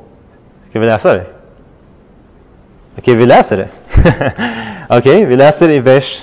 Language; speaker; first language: Swedish; non-native, fluent; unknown